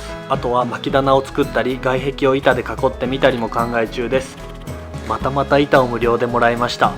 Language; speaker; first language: Japanese; native; Japanese